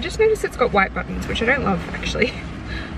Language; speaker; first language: English; native; English